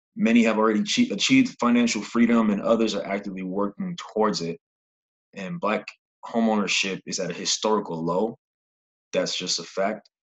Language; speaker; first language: English; native; English